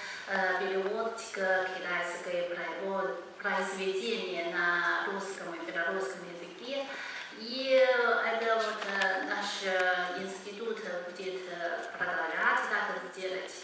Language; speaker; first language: Russian; non-native, learner; Chinese